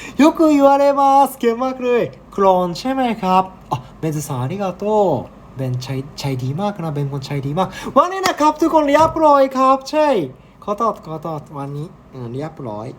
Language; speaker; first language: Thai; non-native, learner; Japanese